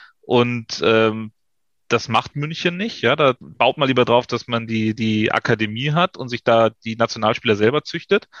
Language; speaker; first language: German; native; German